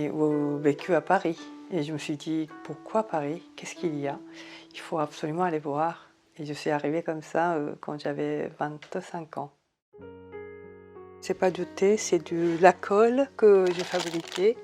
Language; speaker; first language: French; non-native, fluent; Japanese